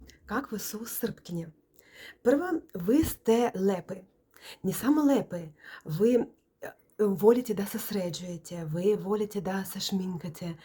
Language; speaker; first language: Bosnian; non-native, learner; Russian